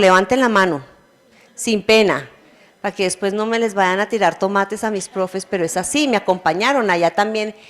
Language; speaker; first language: Spanish; native; Spanish